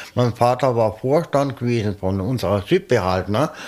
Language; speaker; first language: German; native; German